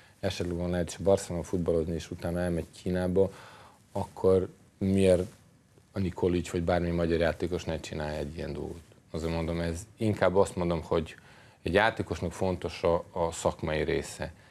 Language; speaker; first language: Hungarian; non-native, fluent; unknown